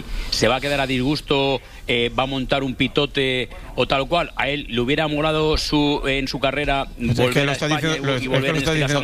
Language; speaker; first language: Spanish; native; Spanish